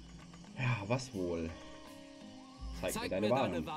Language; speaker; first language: German; native; German